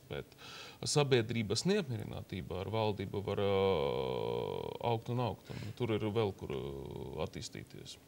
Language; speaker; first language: Latvian; non-native, local second language; Russian